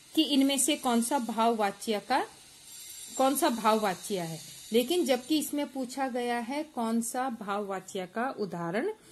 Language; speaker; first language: Hindi; native; Hindi